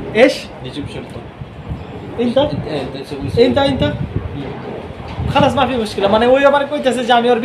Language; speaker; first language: Arabic; non-native, learner; Bangla